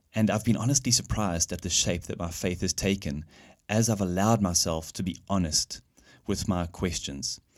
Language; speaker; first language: English; native; English